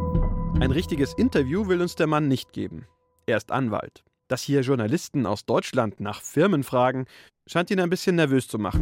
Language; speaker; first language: German; native; German